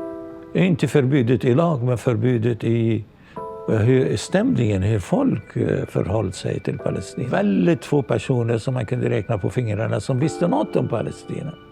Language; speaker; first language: Swedish; non-native, local second language; Arabic